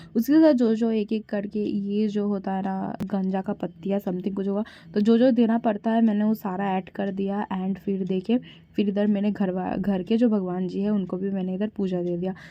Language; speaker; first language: Hindi; non-native, local second language; Bangla